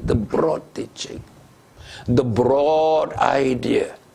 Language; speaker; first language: English; non-native, local second language; Malay